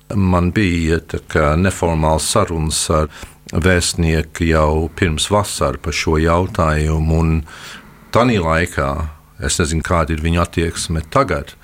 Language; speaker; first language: Latvian; early bilingual, heritage; Latvian